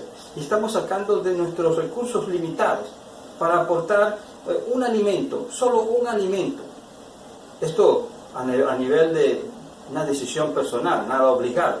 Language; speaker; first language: Spanish; native; Spanish